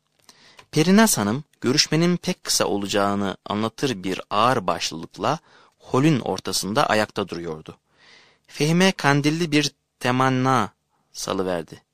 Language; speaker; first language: Turkish; native; Turkish